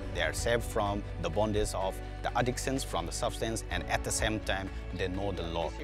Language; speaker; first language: English; non-native, local second language; Manipuri